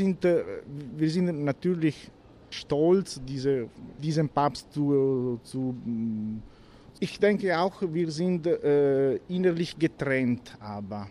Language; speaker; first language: German; non-native, learner; Italian